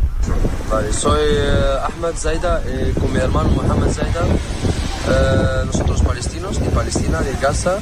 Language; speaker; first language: Spanish; non-native, learner; Arabic